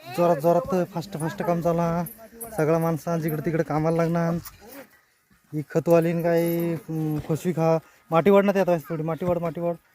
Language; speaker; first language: Marathi; non-native, local second language; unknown